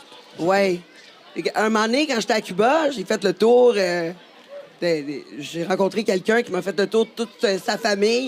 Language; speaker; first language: French; native; French